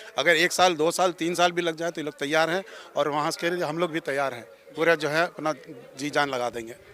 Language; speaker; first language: Hindi; non-native, local second language; Malayalam